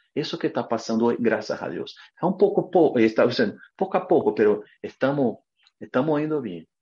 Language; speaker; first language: Spanish; non-native, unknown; Portuguese